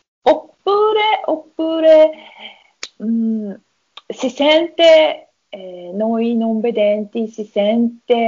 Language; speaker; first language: Italian; non-native, learner; Japanese